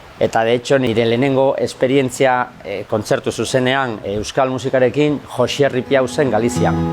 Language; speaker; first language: Basque; non-native, fluent; Galician